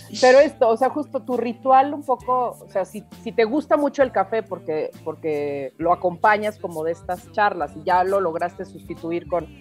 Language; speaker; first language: Spanish; native; Spanish